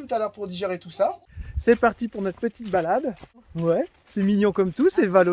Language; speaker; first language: French; native; French